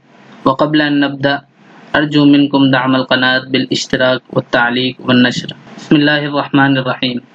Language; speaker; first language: Arabic; non-native, fluent; Urdu